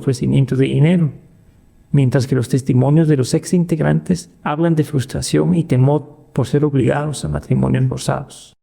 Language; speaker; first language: Spanish; native; Spanish